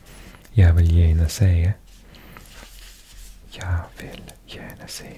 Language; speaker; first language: Swedish; non-native, learner; English